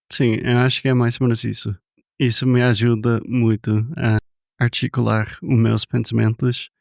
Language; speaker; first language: Portuguese; non-native, fluent; English